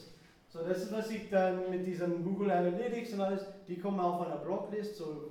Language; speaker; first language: German; non-native, fluent; English